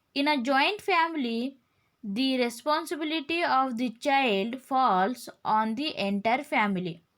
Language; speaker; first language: English; non-native, local second language; Kannada